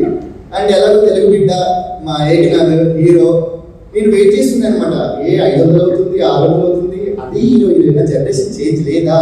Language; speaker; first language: Telugu; native; Telugu